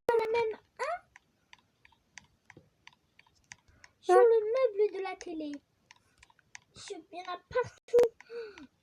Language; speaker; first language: French; native; French